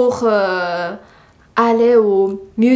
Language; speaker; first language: French; non-native, learner; Japanese